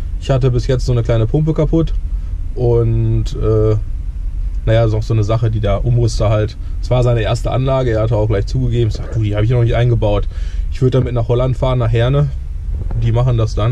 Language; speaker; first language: German; native; German